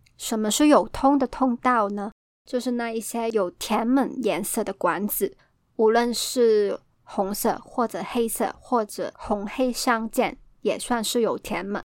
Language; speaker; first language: Chinese; non-native, local second language; Cantonese